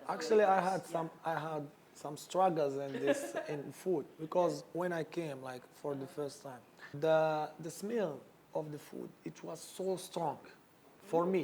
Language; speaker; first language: English; non-native, learner; Arabic